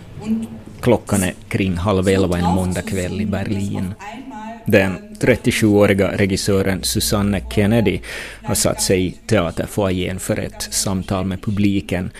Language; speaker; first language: Swedish; native; Swedish